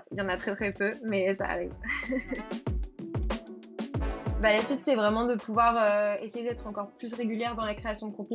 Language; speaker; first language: French; native; French